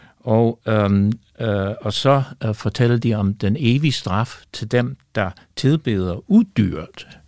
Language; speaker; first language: Danish; non-native, fluent; English